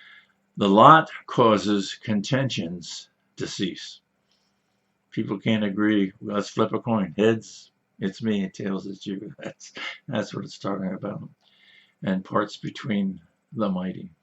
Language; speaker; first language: English; native; English